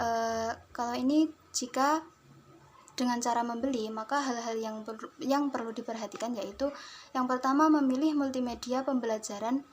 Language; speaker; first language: Indonesian; native; Indonesian